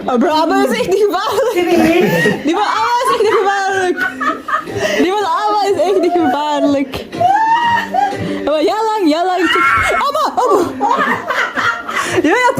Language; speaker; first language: Dutch; early bilingual, other home language; Tibetan